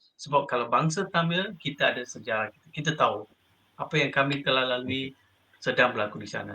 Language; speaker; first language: Malay; non-native, local second language; Tamil